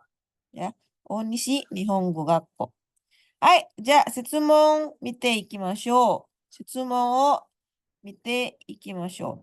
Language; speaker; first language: Japanese; non-native, fluent; Indonesian